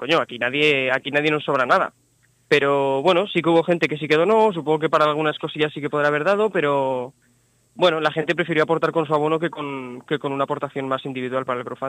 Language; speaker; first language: Spanish; native; Spanish